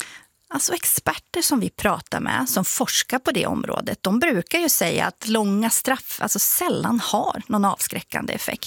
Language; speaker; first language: Swedish; native; Swedish